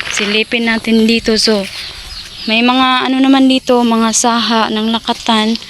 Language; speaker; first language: Filipino; non-native, local second language; Cebuano